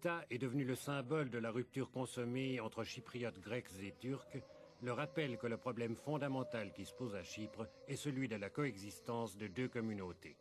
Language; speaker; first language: French; native; French